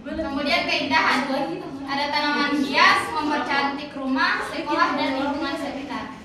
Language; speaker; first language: Indonesian; native; Indonesian